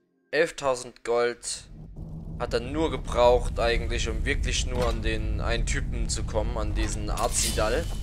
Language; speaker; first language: German; native; German